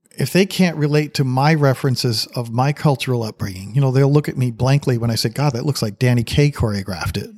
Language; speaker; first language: English; native; English